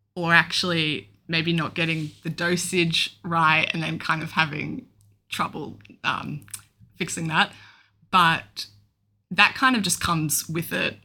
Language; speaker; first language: English; native; English